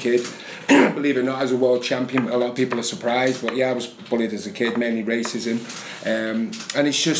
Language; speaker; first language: English; native; English